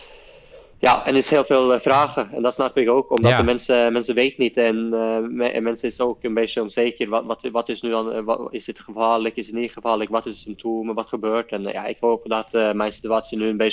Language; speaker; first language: Dutch; non-native, fluent; Norwegian